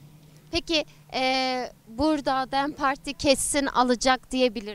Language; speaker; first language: Turkish; native; Turkish